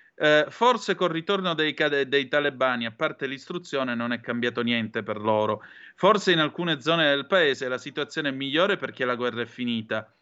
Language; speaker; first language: Italian; native; Italian